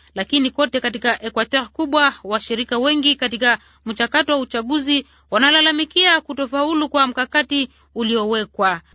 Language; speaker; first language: Swahili; native; Swahili